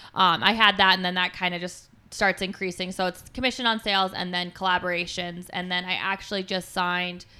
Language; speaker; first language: English; native; English